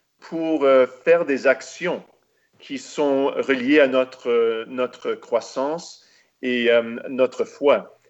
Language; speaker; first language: French; non-native, local second language; English